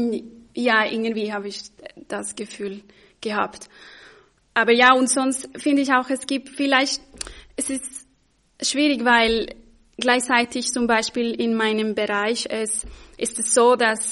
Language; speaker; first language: German; non-native, fluent; Spanish